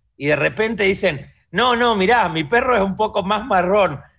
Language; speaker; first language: Spanish; native; Spanish